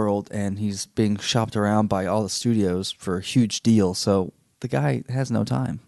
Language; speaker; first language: English; native; English